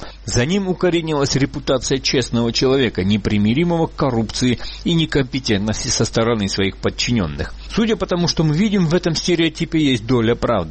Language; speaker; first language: Russian; native; Russian